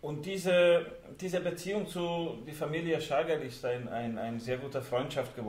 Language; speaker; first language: German; non-native, fluent; Hungarian